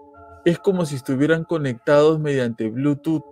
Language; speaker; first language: Spanish; native; Spanish